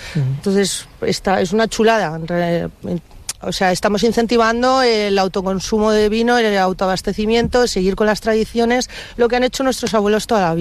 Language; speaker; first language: Spanish; native; Spanish